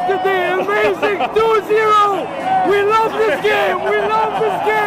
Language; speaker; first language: English; non-native, learner; Arabic